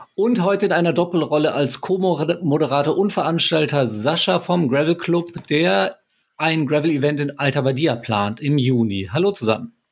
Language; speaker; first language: German; native; German